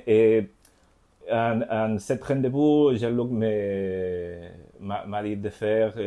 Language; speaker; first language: French; non-native, learner; Spanish